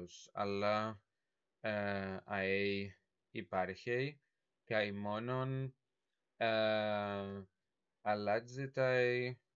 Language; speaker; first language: Greek; non-native, learner; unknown